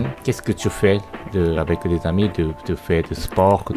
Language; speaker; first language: French; non-native, learner; Japanese